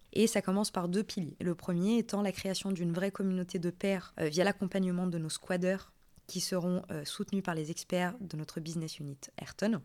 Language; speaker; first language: French; non-native, local second language; Arabic